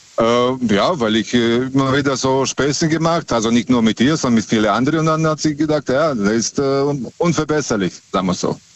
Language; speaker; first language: German; non-native, fluent; Serbian